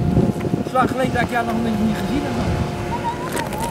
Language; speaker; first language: Dutch; native; Dutch